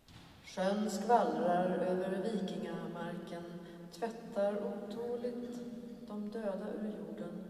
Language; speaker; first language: Swedish; native; Swedish